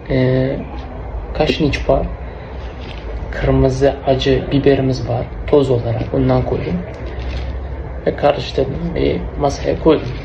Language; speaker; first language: Turkish; non-native, learner; Uzbek